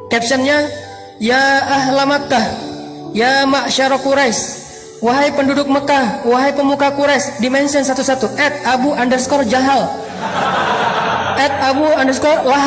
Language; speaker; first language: Indonesian; native; Indonesian